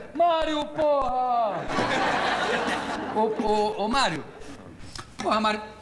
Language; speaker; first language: Portuguese; native; Portuguese